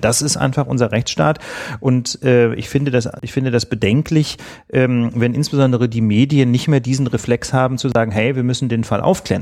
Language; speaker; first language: German; native; German